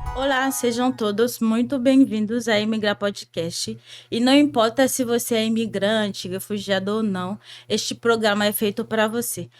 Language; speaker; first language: Portuguese; non-native, fluent; Haitian Creole